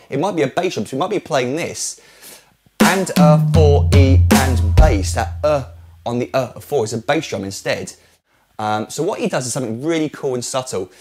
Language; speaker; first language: English; native; English